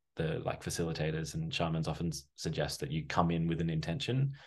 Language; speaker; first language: English; native; English